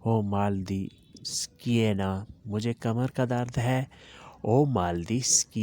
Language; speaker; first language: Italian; non-native, fluent; Urdu